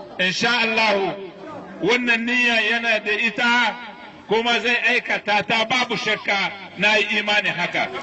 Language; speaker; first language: Hausa; non-native, local second language; Arabic